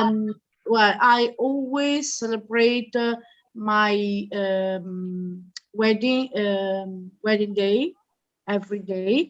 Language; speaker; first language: English; non-native, learner; Italian